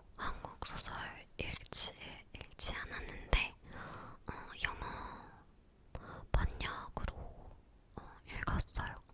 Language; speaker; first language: Korean; non-native, learner; English